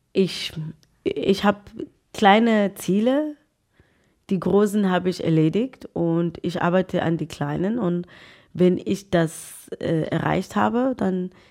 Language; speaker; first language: German; non-native, fluent; Tswana